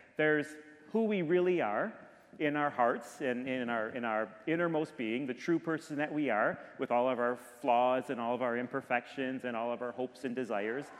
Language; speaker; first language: English; native; English